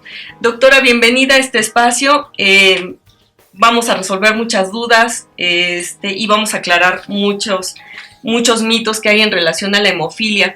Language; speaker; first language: Spanish; native; Spanish